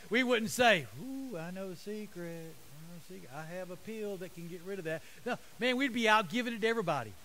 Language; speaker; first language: English; native; English